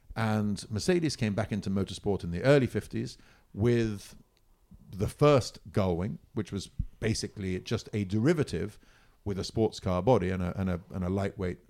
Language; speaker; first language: English; non-native, fluent; Italian